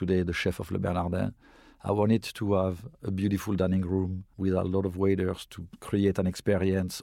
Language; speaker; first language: English; non-native, fluent; French